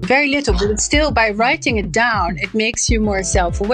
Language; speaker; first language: English; non-native, fluent; French